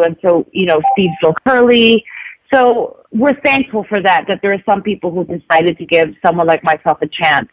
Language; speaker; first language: English; non-native, local second language; Filipino